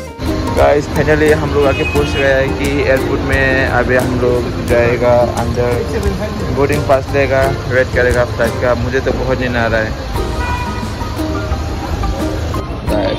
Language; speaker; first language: Hindi; non-native, local second language; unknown